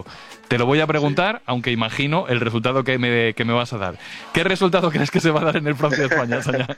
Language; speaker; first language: Spanish; native; Spanish